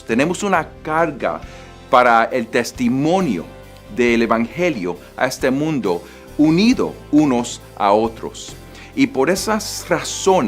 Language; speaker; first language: Spanish; non-native, fluent; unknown